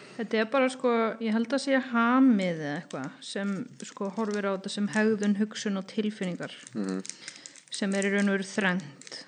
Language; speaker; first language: Icelandic; non-native, fluent; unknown